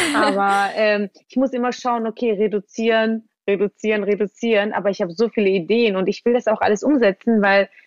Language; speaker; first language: German; early bilingual, other home language; Georgian